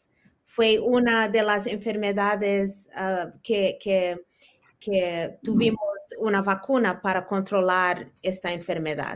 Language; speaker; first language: Spanish; early bilingual, heritage; Spanish